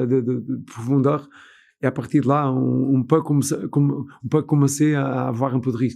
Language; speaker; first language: French; non-native, fluent; Portuguese